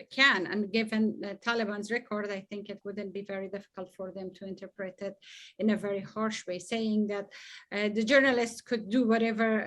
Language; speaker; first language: English; non-native, fluent; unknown